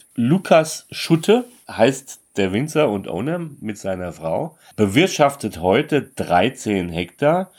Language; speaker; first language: German; native; German